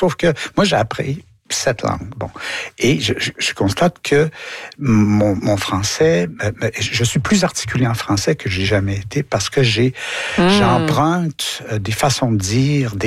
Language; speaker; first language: French; native; French